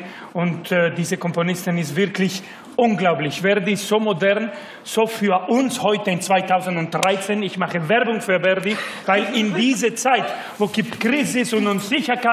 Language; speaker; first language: German; non-native, learner; Spanish